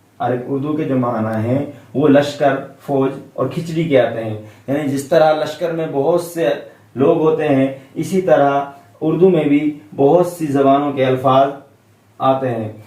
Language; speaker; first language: Urdu; native; Urdu